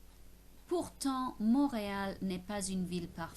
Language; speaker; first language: French; non-native, fluent; English